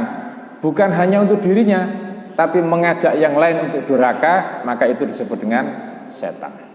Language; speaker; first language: Indonesian; native; Indonesian